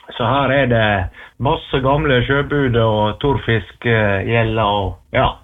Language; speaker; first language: Norwegian; native; Norwegian